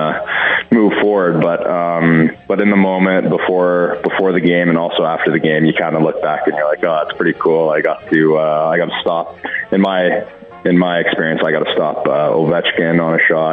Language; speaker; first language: English; native; English